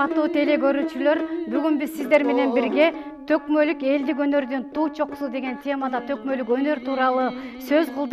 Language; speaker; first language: Kyrgyz; native; Kyrgyz